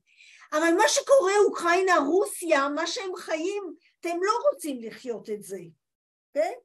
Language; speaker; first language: Hebrew; non-native, fluent; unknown